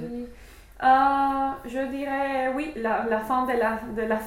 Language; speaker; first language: French; non-native, fluent; English